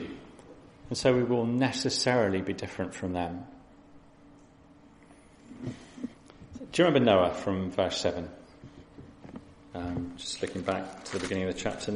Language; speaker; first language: English; native; English